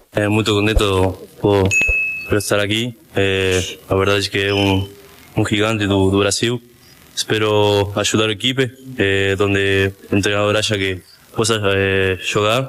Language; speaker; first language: Portuguese; non-native, learner; Spanish